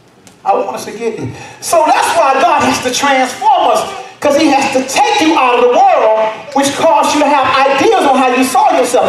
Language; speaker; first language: English; native; English